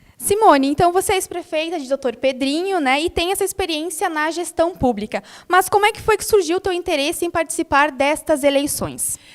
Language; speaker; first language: Portuguese; native; Portuguese